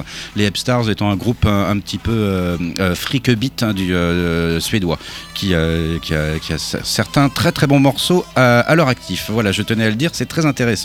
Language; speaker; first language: French; native; French